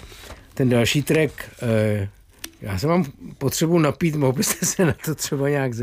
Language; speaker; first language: Czech; native; Czech